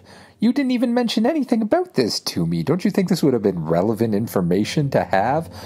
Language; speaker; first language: English; native; English